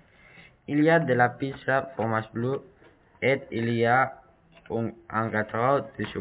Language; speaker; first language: French; non-native, learner; Spanish